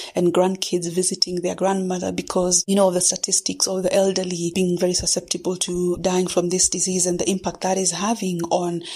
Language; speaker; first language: English; non-native, local second language; Kikuyu